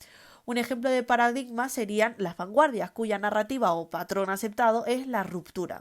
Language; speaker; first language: Spanish; native; Spanish